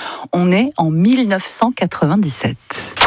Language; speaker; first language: French; native; French